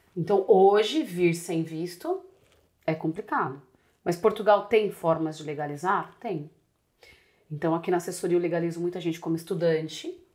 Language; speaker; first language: Portuguese; native; Portuguese